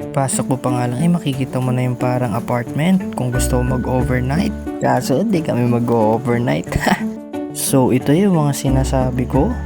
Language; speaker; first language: Filipino; native; Filipino